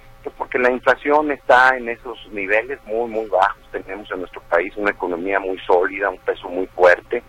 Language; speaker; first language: Spanish; native; Spanish